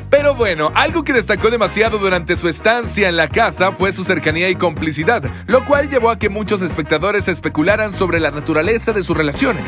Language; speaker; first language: Spanish; native; Spanish